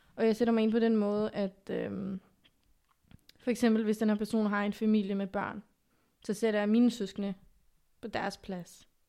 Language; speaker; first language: Danish; early bilingual, other home language; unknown